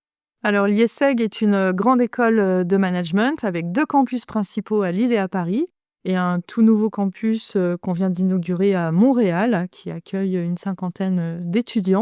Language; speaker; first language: French; native; French